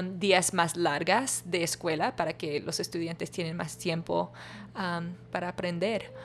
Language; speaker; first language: Spanish; non-native, learner; English